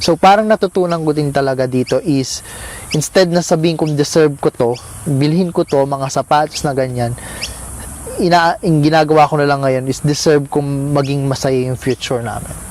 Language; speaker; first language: Filipino; non-native, local second language; Pampanga